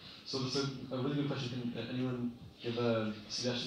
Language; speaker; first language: English; early bilingual, other home language; Punjabi